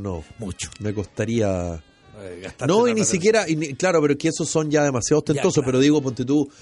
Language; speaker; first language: Spanish; native; Spanish